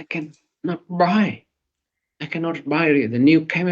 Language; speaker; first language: English; non-native, learner; Vietnamese